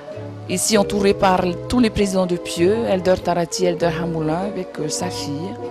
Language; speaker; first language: French; native; French